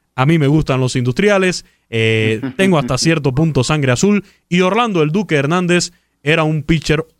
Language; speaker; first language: Spanish; native; Spanish